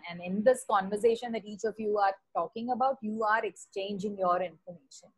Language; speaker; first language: English; non-native, local second language; Tamil